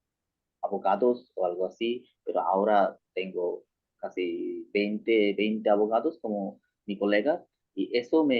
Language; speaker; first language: Spanish; non-native, learner; Bangla